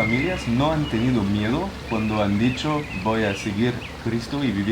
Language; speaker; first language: Spanish; non-native, fluent; French